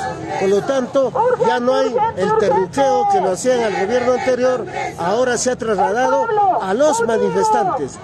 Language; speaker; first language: Spanish; native; Spanish